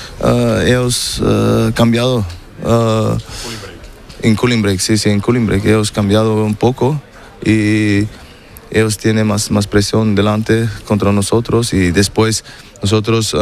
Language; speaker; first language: Spanish; non-native, learner; German